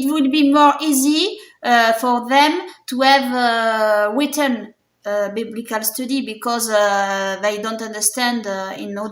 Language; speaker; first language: English; non-native, learner; French